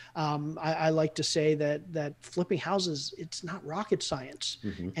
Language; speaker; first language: English; native; English